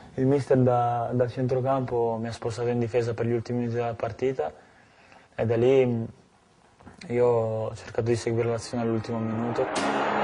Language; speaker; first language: Italian; early bilingual, other home language; Albanian